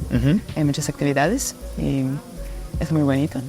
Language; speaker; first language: Spanish; non-native, fluent; Russian